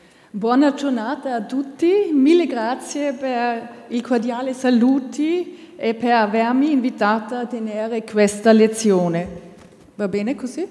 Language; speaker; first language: Italian; non-native, learner; German